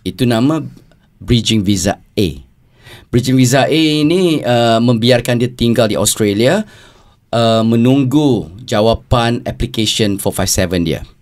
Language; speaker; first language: Malay; native; Malay